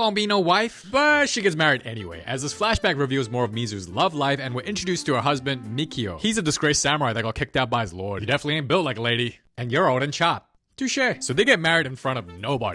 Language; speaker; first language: English; native; English